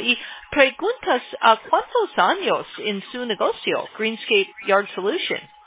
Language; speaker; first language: Spanish; non-native, learner; English